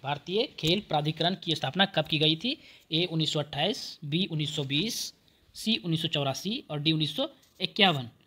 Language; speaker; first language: Hindi; native; Hindi